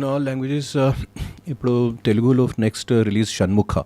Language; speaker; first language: Telugu; non-native, fluent; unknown